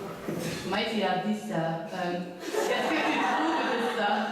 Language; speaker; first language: French; non-native, learner; Dutch